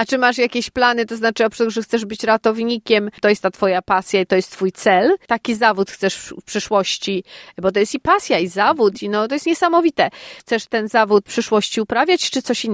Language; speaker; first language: Polish; native; Polish